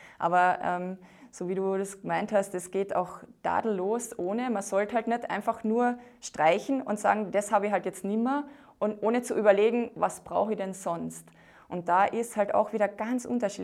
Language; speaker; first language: German; native; German